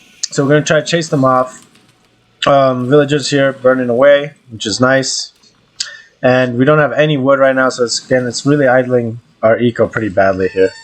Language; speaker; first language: English; native; English